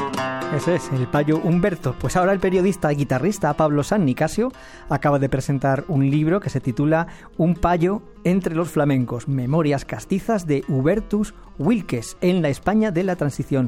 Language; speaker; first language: Spanish; native; Spanish